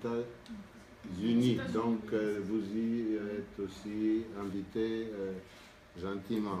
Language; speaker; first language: French; non-native, fluent; Bulgarian